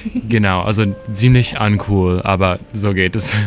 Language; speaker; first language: German; non-native, fluent; English